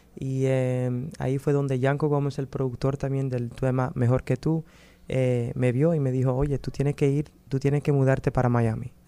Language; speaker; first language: Spanish; early bilingual, other home language; Dutch